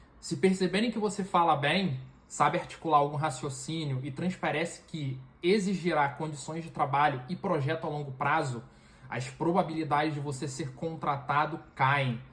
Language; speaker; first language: Portuguese; native; Portuguese